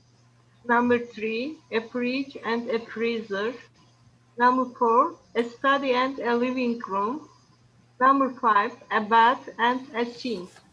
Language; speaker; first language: English; non-native, learner; Turkish